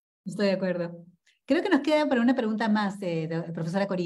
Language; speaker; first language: Spanish; native; Spanish